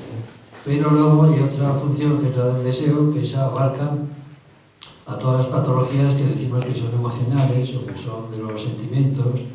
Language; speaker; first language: Spanish; native; Spanish